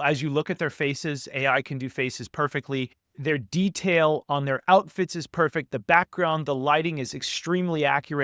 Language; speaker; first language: English; native; English